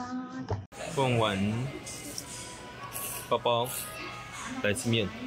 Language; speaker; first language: Chinese; native; Chinese